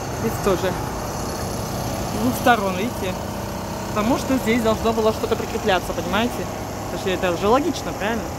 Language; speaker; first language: Russian; native; Russian